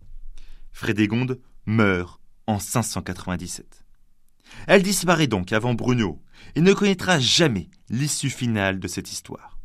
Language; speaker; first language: French; native; French